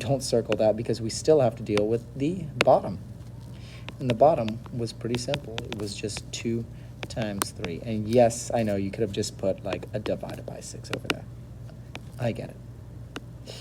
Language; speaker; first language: English; native; English